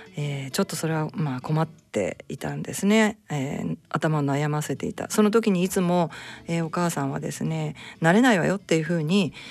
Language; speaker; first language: Japanese; native; Japanese